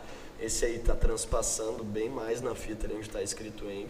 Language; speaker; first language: Portuguese; native; Portuguese